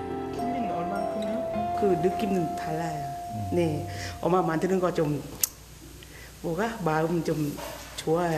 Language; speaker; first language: Korean; non-native, learner; Thai